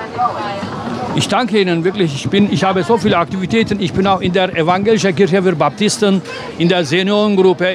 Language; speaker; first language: German; non-native, fluent; Turkish